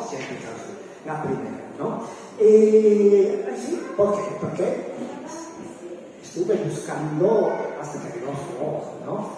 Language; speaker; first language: Spanish; non-native, learner; Italian